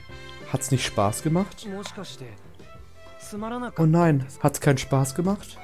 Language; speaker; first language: German; native; German